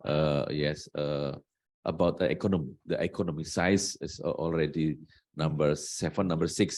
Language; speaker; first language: English; non-native, learner; Indonesian